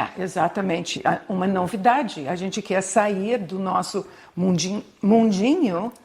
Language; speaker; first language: Portuguese; non-native, fluent; English